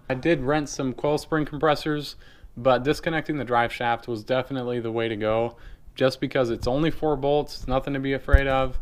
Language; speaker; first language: English; native; English